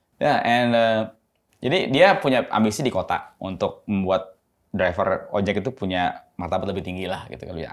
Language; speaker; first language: Indonesian; native; Indonesian